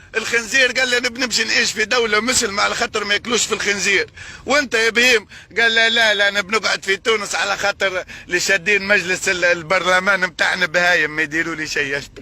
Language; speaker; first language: Arabic; native; Arabic